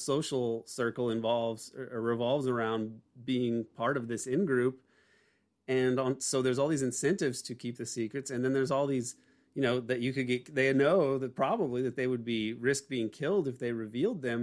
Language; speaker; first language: English; native; English